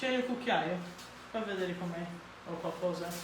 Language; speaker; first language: Italian; early bilingual, heritage; Italian